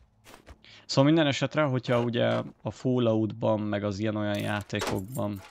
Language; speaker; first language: Hungarian; native; Hungarian